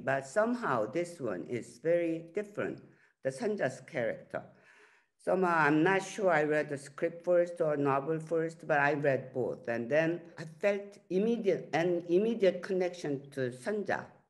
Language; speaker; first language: English; non-native, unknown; Korean